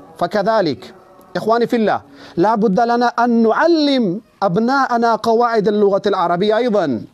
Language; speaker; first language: Arabic; non-native, fluent; Urdu